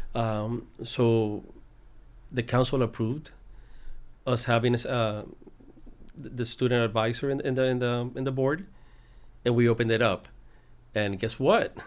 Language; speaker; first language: English; early bilingual, other home language; Spanish